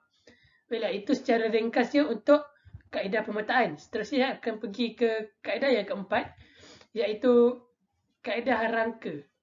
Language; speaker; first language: Malay; native; Malay